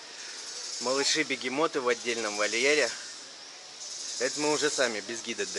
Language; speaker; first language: Russian; native; Russian